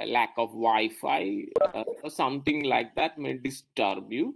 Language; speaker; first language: English; non-native, local second language; Malayalam